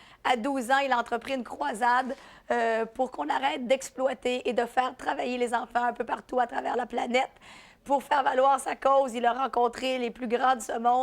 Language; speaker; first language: French; native; French